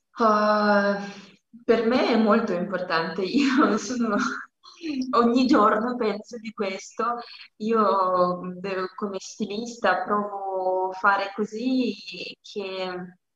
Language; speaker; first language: Italian; non-native, learner; Russian